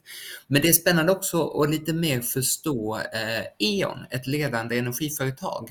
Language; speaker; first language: Swedish; native; Swedish